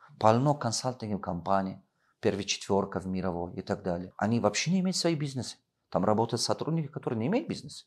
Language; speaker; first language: Russian; non-native, local second language; Tajik